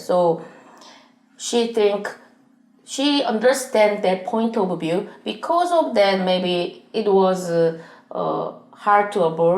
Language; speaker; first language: English; non-native, learner; Korean